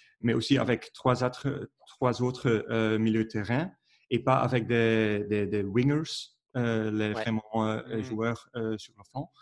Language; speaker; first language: French; non-native, learner; Dutch